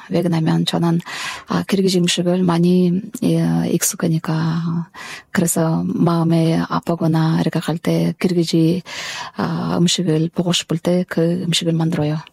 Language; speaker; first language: Korean; non-native, learner; Kyrgyz